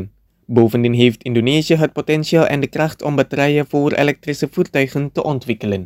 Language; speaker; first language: Dutch; non-native, fluent; Indonesian